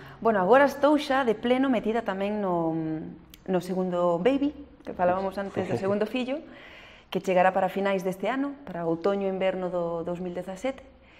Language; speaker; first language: Galician; early bilingual, heritage; French